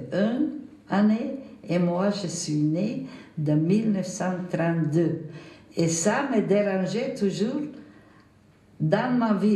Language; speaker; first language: French; non-native, fluent; Macedonian